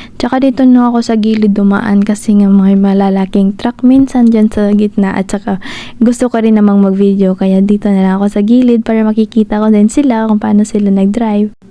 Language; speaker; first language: Filipino; non-native, local second language; Cebuano